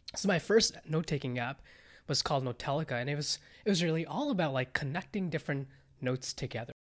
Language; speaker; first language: English; early bilingual, other home language; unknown